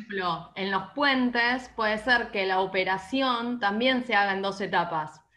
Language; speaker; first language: Spanish; native; Spanish